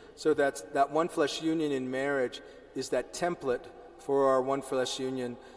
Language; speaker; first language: English; early bilingual, other home language; Spanish